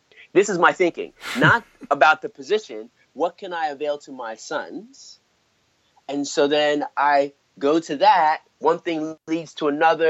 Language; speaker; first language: English; native; English